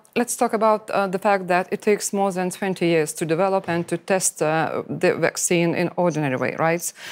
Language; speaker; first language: English; non-native, fluent; Lithuanian